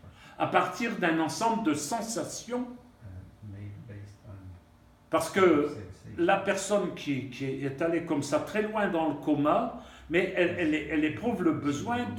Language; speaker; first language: French; native; French